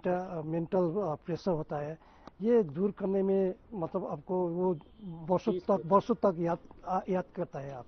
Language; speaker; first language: Hindi; non-native, local second language; Nepali